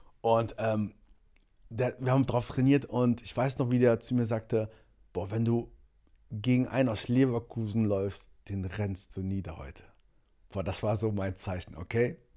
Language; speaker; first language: German; early bilingual, other home language; Portuguese